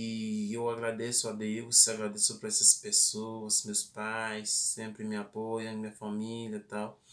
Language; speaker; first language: Portuguese; non-native, fluent; Haitian Creole